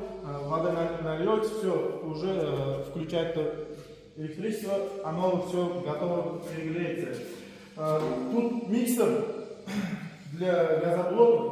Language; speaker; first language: Russian; non-native, learner; Uzbek